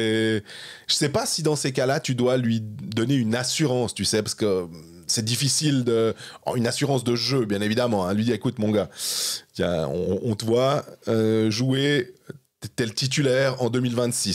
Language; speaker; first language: French; native; French